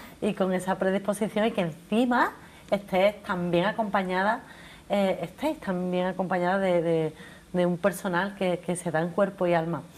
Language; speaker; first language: Spanish; native; Spanish